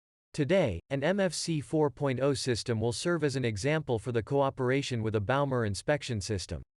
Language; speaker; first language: English; non-native, fluent; German